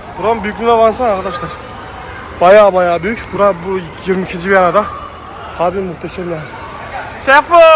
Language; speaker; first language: Turkish; early bilingual, heritage; Turkish